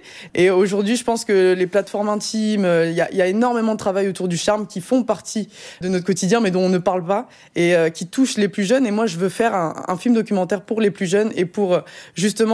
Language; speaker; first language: French; native; French